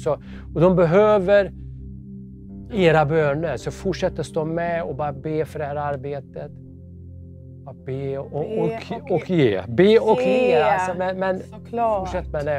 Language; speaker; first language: Swedish; native; Swedish